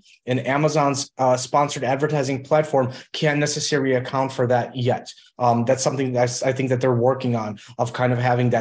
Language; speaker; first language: English; early bilingual, other home language; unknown